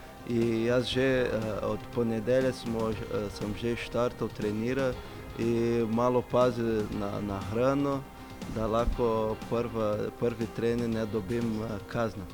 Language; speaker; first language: Slovenian; non-native, fluent; Portuguese